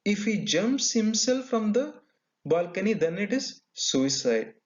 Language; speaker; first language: English; non-native, local second language; Kannada